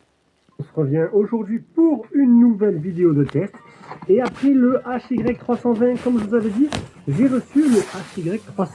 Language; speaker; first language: French; native; French